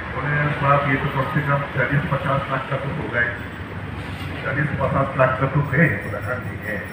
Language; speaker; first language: Hindi; non-native, local second language; Assamese